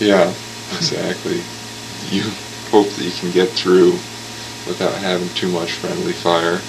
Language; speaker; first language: English; native; English